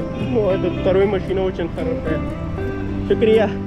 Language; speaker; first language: Russian; non-native, learner; Pashto